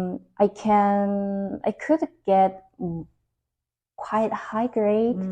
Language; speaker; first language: English; non-native, learner; Korean